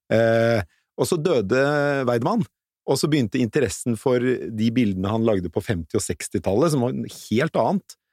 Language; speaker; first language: Norwegian; native; Norwegian